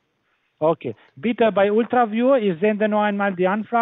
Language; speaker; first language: German; non-native, fluent; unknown